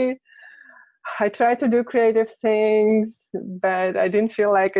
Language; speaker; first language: English; non-native, fluent; Russian